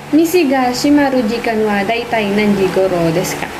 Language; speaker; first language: Japanese; non-native, learner; Filipino